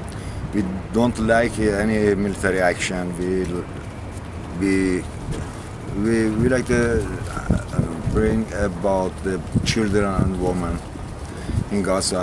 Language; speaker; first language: English; non-native, learner; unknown